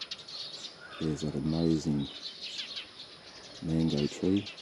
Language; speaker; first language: English; native; English